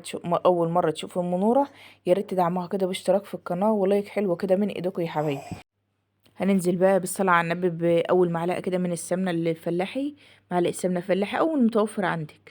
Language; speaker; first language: Arabic; native; Arabic